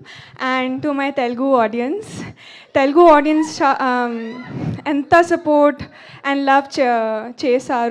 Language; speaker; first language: Telugu; non-native, learner; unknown